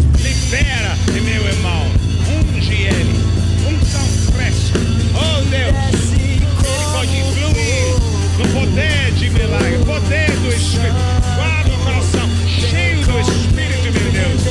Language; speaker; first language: Portuguese; non-native, learner; English